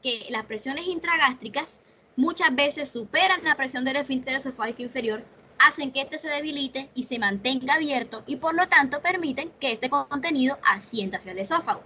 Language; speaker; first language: Spanish; native; Spanish